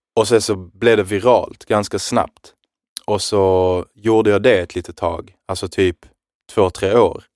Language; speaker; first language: Swedish; early bilingual, other home language; Arabic